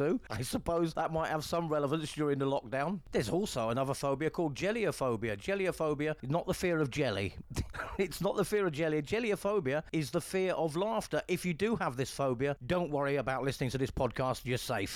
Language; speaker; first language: English; native; English